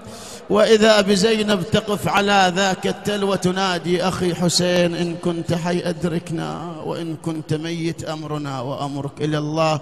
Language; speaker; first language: Arabic; native; Arabic